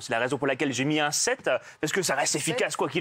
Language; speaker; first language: French; native; French